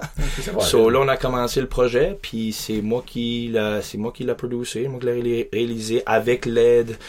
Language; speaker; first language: French; native; French